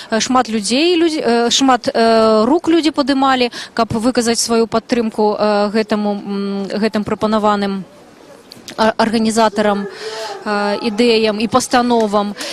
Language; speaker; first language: Belarusian; native; Belarusian